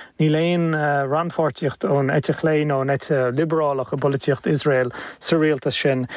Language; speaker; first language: Irish; native; Irish